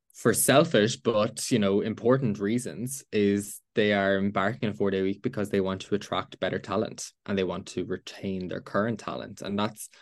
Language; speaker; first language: English; native; English